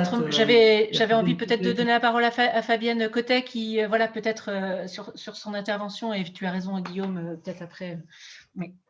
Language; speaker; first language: French; native; French